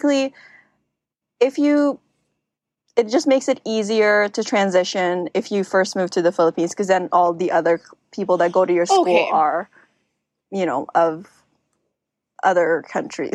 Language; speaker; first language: English; non-native, local second language; Filipino